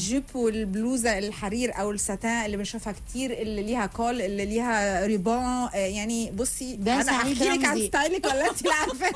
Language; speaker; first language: Arabic; native; Arabic